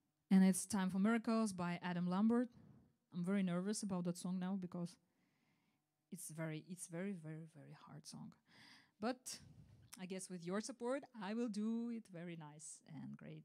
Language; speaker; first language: English; non-native, fluent; Ukrainian